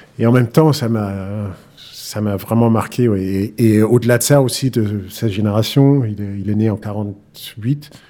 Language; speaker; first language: French; non-native, fluent; Danish